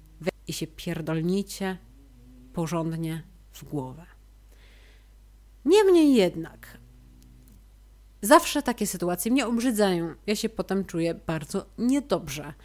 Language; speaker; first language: Polish; native; Polish